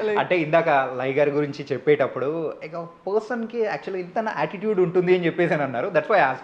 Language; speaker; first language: Telugu; native; Telugu